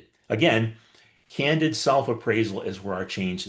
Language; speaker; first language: English; native; English